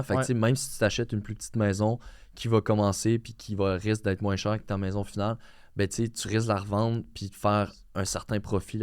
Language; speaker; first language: French; native; French